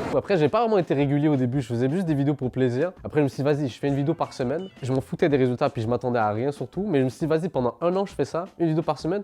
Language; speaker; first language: French; early bilingual, other home language; Arabic